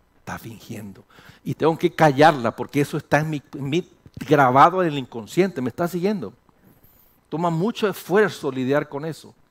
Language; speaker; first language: Spanish; early bilingual, heritage; Spanish